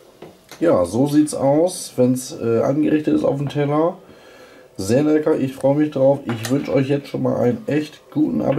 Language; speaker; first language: German; native; German